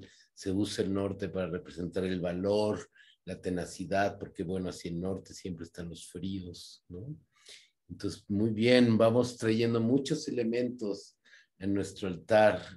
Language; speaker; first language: Spanish; native; Spanish